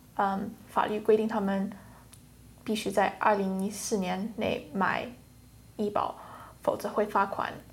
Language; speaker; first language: Chinese; early bilingual, heritage; Chinese